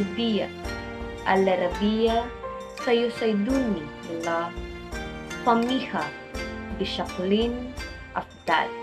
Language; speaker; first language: Arabic; non-native, learner; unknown